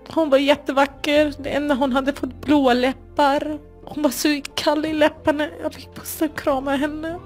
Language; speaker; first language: Swedish; non-native, fluent; Kurdish